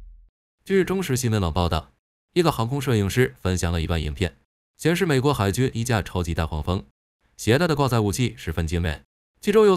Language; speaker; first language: Chinese; native; Chinese